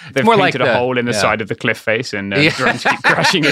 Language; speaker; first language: English; native; English